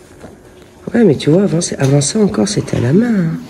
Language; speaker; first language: French; native; French